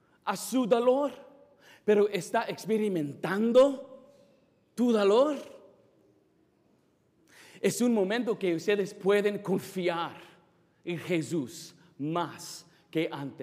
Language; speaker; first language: Spanish; non-native, fluent; English